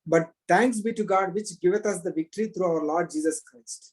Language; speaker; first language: English; non-native, local second language; Telugu